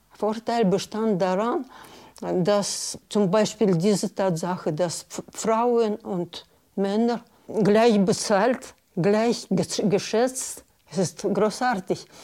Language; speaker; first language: German; non-native, learner; Russian